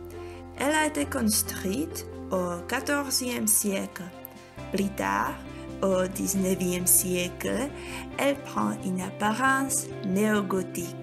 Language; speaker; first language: French; non-native, learner; Czech